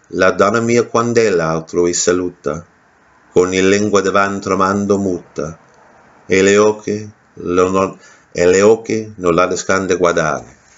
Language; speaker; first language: Italian; non-native, learner; English